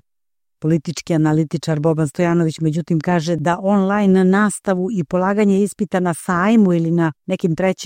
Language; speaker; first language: Croatian; native; Croatian